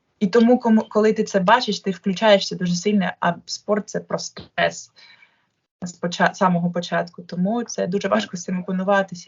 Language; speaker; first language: Ukrainian; non-native, local second language; Russian